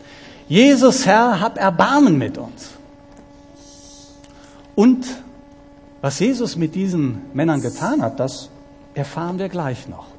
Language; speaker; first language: German; native; German